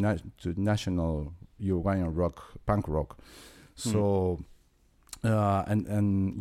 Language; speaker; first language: English; non-native, fluent; Spanish